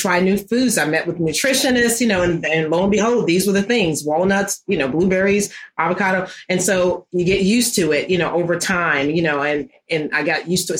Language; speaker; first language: English; native; English